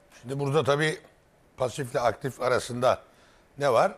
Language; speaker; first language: Turkish; native; Turkish